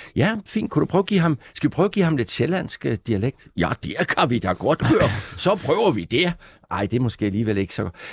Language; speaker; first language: Danish; native; Danish